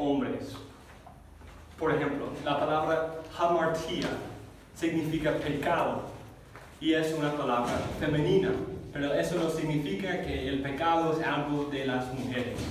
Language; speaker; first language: Spanish; non-native, fluent; English